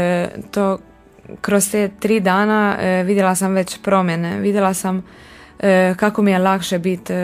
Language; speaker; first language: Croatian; non-native, local second language; Hungarian